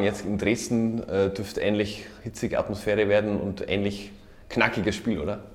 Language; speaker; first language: German; native; German